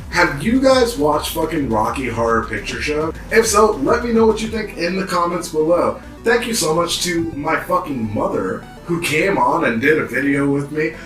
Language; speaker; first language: English; native; English